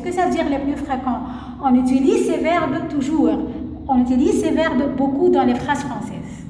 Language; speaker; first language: French; non-native, fluent; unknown